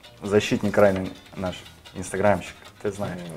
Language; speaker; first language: Russian; non-native, learner; Serbian